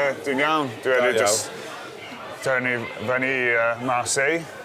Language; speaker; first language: Welsh; non-native, local second language; English